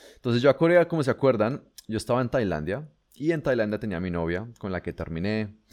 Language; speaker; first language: Spanish; native; Spanish